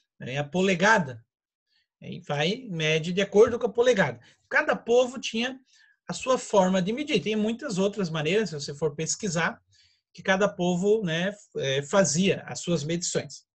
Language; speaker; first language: Portuguese; native; Portuguese